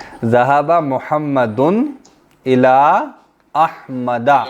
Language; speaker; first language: Arabic; non-native, fluent; Urdu